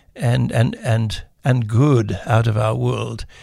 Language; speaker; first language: English; native; English